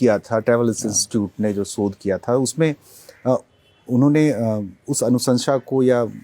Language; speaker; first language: Hindi; native; Hindi